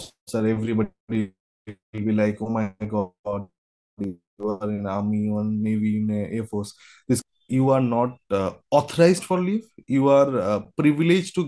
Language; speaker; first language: English; non-native, local second language; Bangla